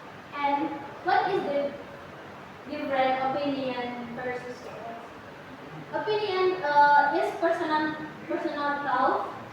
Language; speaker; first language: English; non-native, fluent; Indonesian